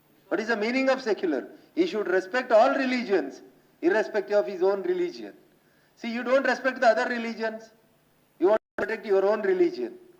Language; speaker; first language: English; non-native, local second language; Telugu